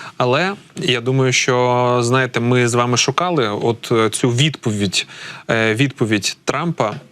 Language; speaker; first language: Ukrainian; native; Ukrainian